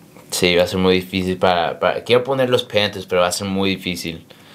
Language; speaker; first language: Spanish; early bilingual, heritage; Spanish